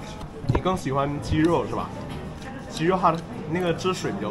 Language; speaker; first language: Chinese; non-native, fluent; Indonesian